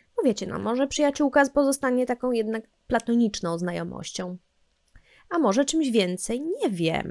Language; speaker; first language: Polish; native; Polish